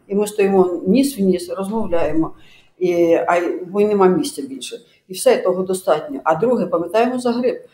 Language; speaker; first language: Ukrainian; native; Ukrainian